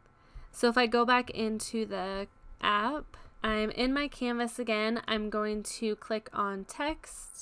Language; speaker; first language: English; native; English